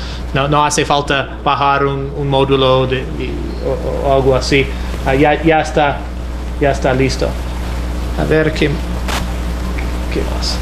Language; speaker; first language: Spanish; non-native, fluent; English